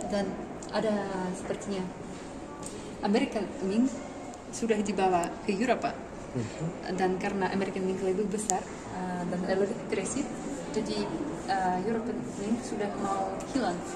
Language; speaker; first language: Indonesian; non-native, fluent; Russian